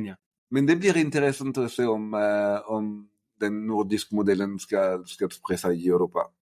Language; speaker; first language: Norwegian; non-native, fluent; French